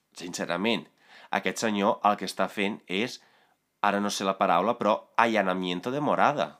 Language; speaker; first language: Catalan; non-native, fluent; Italian